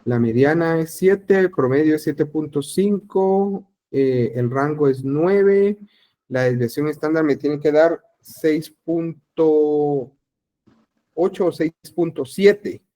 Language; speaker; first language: Spanish; native; Spanish